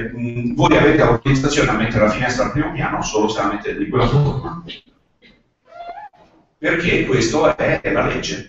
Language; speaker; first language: Italian; native; Italian